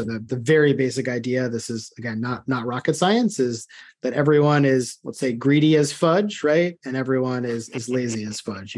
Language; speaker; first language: English; native; English